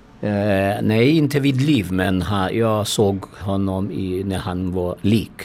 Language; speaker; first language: Swedish; non-native, fluent; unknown